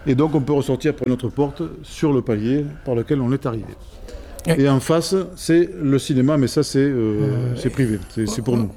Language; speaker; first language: French; native; French